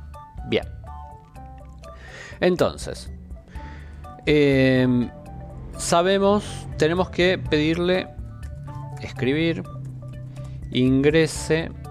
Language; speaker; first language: Spanish; native; Spanish